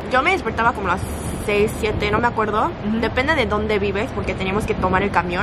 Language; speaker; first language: Spanish; early bilingual, other home language; Korean